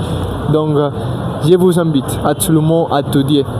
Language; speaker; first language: French; non-native, learner; Spanish